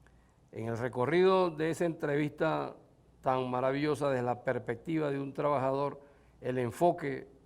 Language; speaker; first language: Spanish; native; Spanish